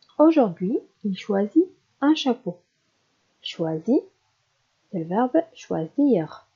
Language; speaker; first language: French; non-native, local second language; Arabic